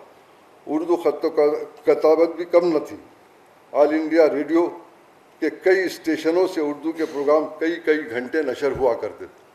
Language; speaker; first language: Urdu; native; Urdu